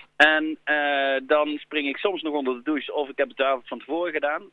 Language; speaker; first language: Dutch; native; Dutch